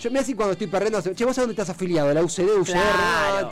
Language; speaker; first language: Spanish; native; Spanish